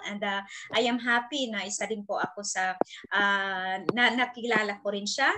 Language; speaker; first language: Filipino; native; Filipino